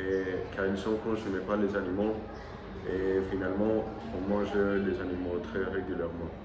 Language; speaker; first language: French; non-native, learner; Spanish